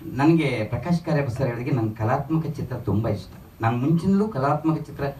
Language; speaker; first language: Kannada; native; Kannada